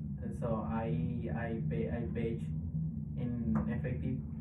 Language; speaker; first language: English; non-native, learner; Spanish